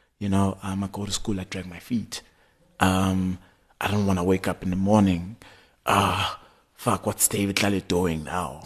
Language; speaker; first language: English; non-native, local second language; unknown